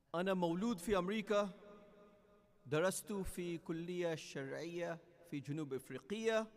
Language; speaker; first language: Arabic; non-native, fluent; English